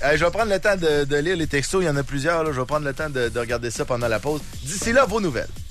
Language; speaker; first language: French; native; French